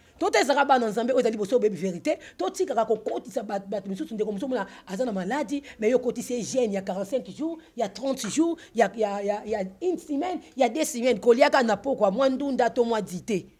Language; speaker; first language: Lingala; non-native, local second language; Kongo